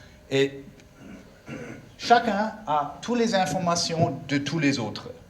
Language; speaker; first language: French; non-native, learner; German